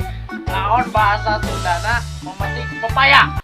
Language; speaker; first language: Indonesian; non-native, local second language; Sundanese